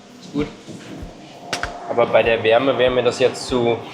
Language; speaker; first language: German; native; German